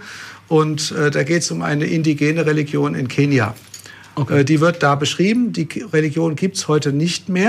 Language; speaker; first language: German; native; German